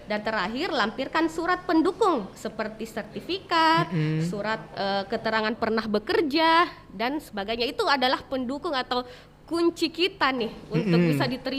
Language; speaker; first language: Indonesian; native; Indonesian